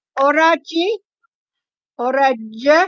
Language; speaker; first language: Turkish; non-native, learner; English